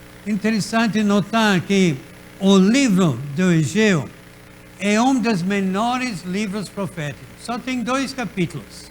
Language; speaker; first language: Portuguese; native; Portuguese